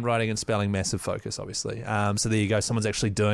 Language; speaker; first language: English; native; English